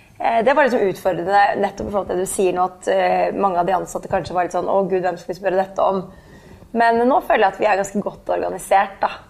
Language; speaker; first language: Norwegian; native; Norwegian